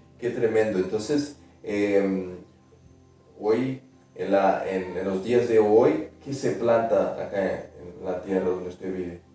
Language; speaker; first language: Spanish; non-native, fluent; Portuguese